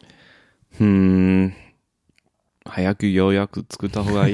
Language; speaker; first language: Japanese; non-native, learner; English